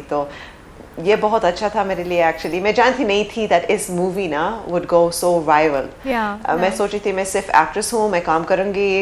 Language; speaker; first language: Hindi; early bilingual, heritage; English